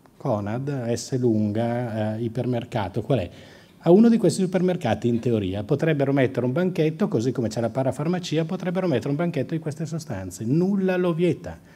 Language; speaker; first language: Italian; native; Italian